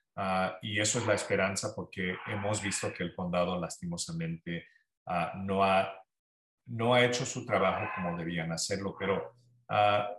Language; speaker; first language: Spanish; early bilingual, heritage; Spanish